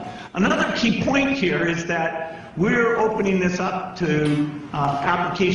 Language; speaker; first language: English; native; English